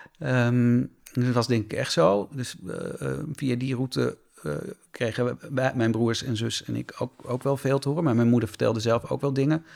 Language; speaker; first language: Dutch; native; Dutch